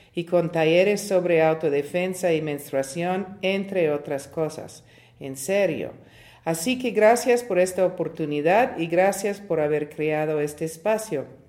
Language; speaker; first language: Spanish; non-native, fluent; Italian